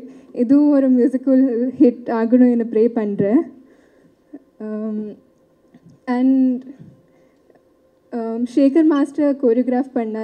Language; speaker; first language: Tamil; non-native, learner; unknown